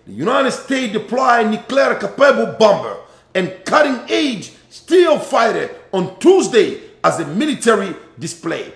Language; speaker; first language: English; non-native, learner; Bambara